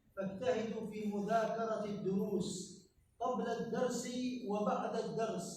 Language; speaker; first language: Arabic; native; Arabic